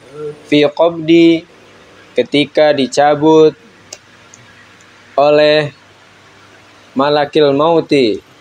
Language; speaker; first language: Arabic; non-native, fluent; Indonesian